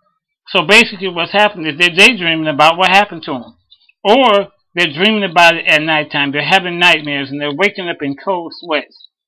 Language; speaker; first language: English; native; English